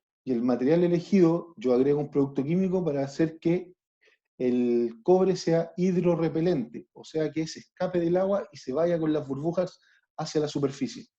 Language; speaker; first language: Spanish; native; Spanish